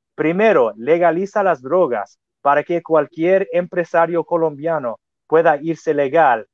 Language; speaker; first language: Spanish; non-native, fluent; English